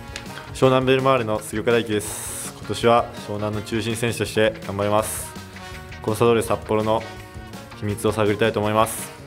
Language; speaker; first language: Japanese; native; Japanese